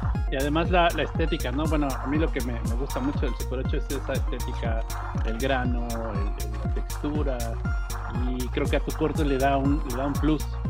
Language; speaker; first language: Spanish; native; Spanish